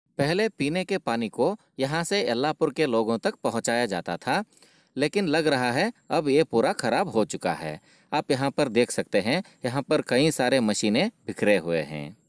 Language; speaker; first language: Hindi; non-native, local second language; Kannada